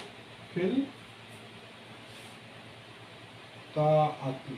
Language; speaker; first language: Arabic; non-native, fluent; Bangla